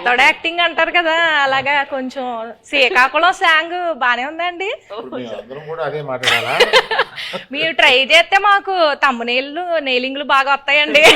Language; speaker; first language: Telugu; native; Telugu